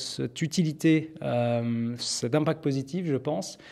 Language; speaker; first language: French; native; French